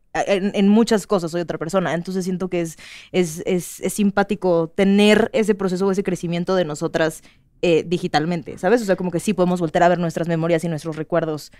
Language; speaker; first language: Spanish; native; Spanish